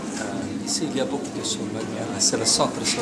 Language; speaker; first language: French; non-native, fluent; Somali